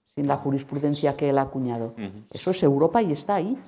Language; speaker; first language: Spanish; non-native, local second language; Catalan